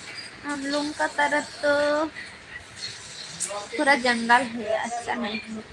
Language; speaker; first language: Hindi; non-native, local second language; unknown